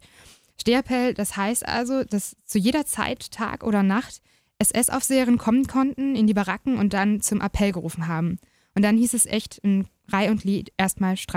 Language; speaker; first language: German; native; German